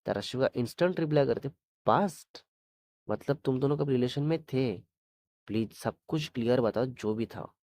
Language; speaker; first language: Hindi; non-native, local second language; Marathi